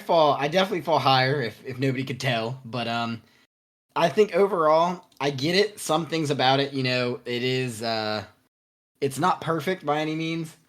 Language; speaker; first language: English; native; English